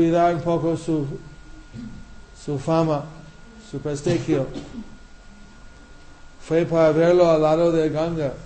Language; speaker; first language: Spanish; non-native, fluent; English